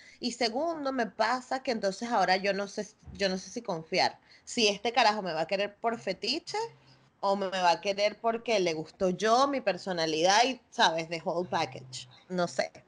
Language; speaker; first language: Spanish; native; Spanish